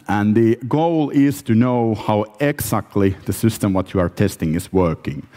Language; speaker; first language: English; non-native, fluent; Finnish